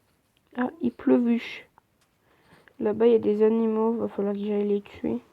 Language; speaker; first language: French; native; French